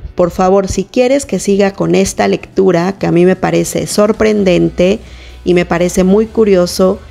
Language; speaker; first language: Spanish; native; Spanish